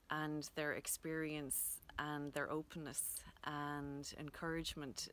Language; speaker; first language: English; native; English